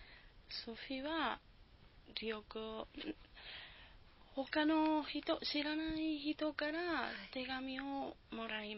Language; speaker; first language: Japanese; non-native, learner; Spanish